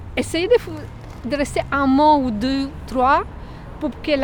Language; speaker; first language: French; non-native, fluent; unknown